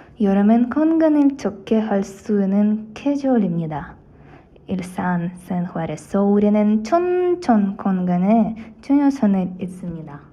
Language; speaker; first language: Korean; non-native, learner; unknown